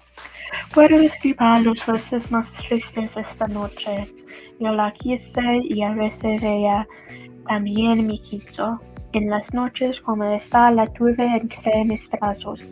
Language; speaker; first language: Spanish; non-native, learner; English